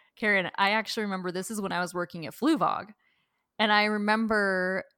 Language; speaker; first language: English; native; English